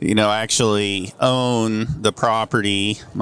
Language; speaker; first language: English; native; English